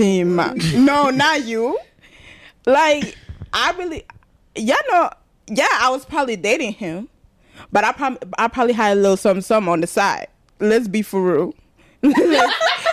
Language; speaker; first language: English; non-native, local second language; Rundi